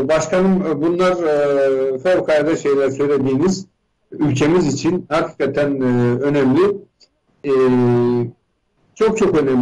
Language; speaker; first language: Turkish; native; Turkish